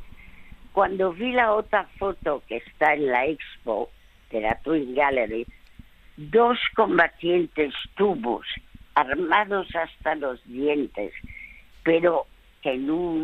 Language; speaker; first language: Spanish; early bilingual, other home language; French